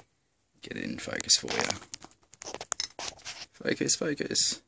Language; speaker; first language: English; native; English